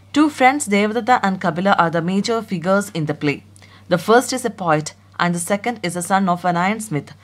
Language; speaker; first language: English; non-native, local second language; Malayalam